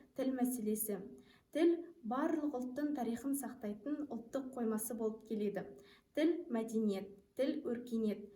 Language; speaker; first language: Kazakh; native; Kazakh